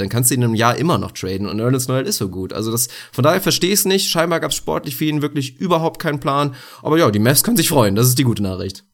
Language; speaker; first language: German; native; German